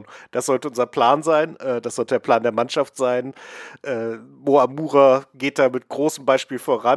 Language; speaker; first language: German; native; German